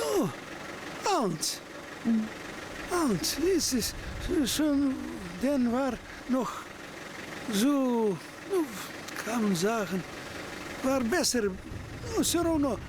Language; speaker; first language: German; early bilingual, heritage; German